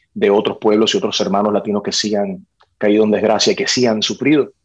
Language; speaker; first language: Spanish; early bilingual, heritage; Spanish